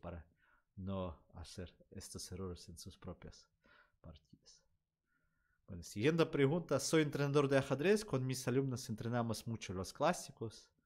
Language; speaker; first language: Spanish; non-native, learner; Russian